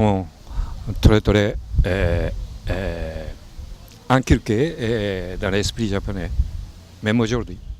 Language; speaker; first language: French; non-native, fluent; Japanese